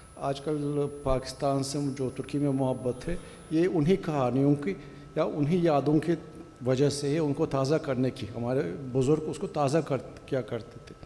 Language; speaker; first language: Urdu; non-native, fluent; Turkish